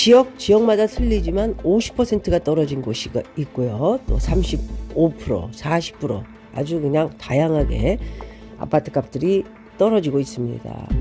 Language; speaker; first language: Korean; native; Korean